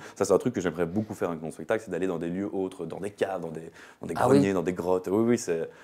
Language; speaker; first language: French; native; French